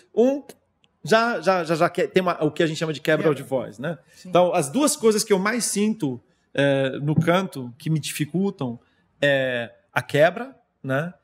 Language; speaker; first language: Portuguese; non-native, fluent; German